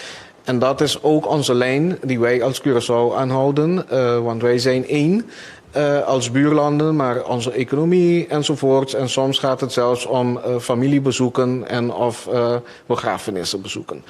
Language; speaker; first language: Dutch; non-native, local second language; Papiamento